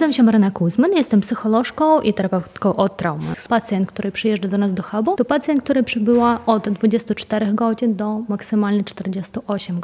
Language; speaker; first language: Polish; non-native, fluent; Ukrainian